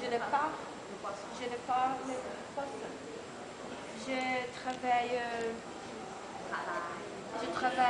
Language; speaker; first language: French; non-native, learner; Portuguese